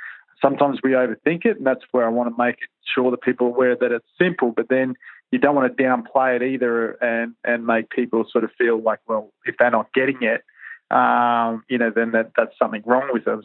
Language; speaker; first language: English; native; English